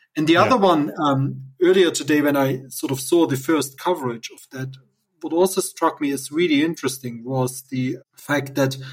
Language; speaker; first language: English; non-native, fluent; German